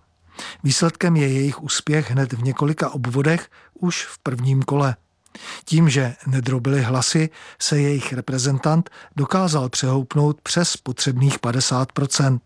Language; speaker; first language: Czech; native; Czech